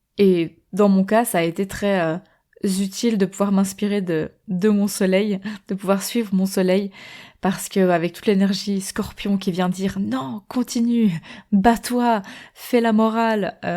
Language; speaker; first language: French; native; French